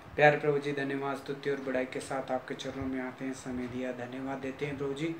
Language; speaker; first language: Hindi; non-native, local second language; Telugu